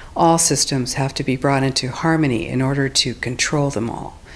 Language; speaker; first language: English; native; English